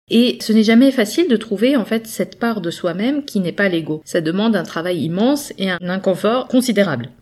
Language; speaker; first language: French; native; French